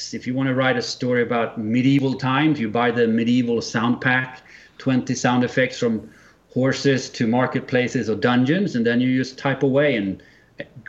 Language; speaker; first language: English; non-native, fluent; Swedish